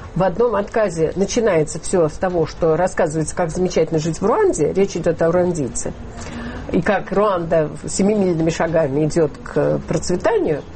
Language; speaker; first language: Russian; native; Russian